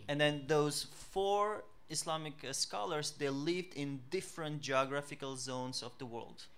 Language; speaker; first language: English; non-native, fluent; Uzbek